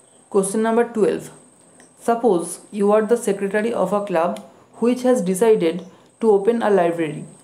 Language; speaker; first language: English; non-native, local second language; Bangla